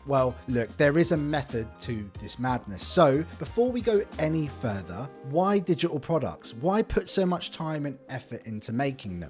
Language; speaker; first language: English; native; English